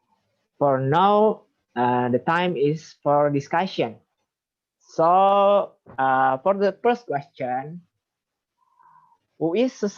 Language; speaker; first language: English; non-native, fluent; Indonesian